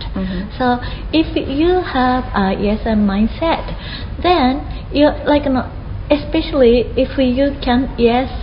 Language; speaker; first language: English; non-native, fluent; Japanese